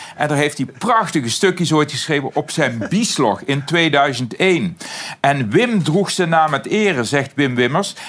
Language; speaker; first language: Dutch; native; Dutch